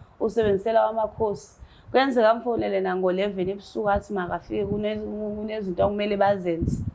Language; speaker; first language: Zulu; non-native, local second language; Xhosa